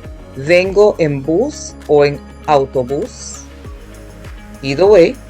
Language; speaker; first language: Spanish; non-native, fluent; English